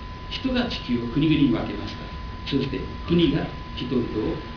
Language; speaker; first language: Japanese; non-native, fluent; Nepali